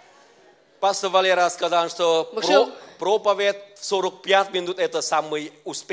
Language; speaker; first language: Russian; non-native, learner; Vietnamese